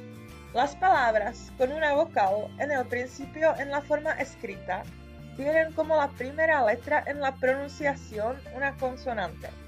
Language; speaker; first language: Spanish; non-native, fluent; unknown